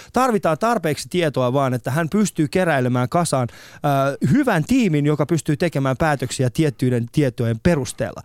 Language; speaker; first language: Finnish; early bilingual, other home language; Persian